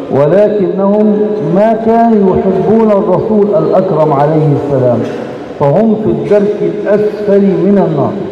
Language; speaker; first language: Arabic; native; Arabic